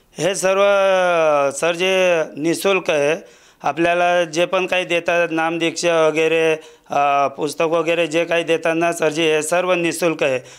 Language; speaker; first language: Marathi; non-native, local second language; Lambadi